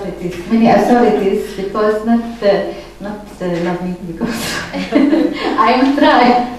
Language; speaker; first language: English; non-native, learner; Arabic